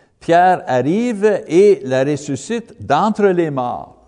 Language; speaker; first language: French; non-native, learner; English